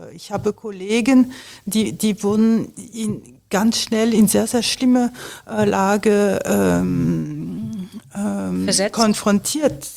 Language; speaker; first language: German; non-native, fluent; French